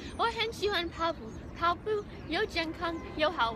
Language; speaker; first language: Chinese; non-native, learner; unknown